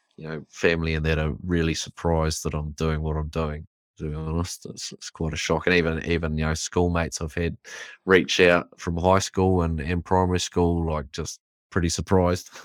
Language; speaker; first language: English; native; English